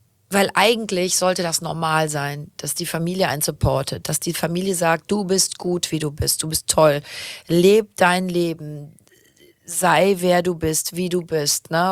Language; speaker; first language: German; native; German